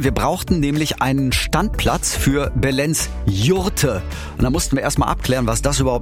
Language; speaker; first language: German; native; German